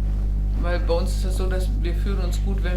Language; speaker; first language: German; native; German